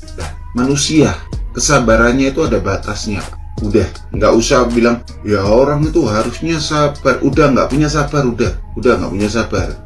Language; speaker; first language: Indonesian; non-native, local second language; Javanese